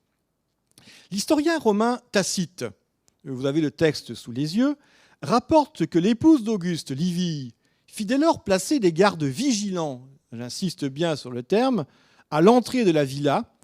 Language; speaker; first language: French; native; French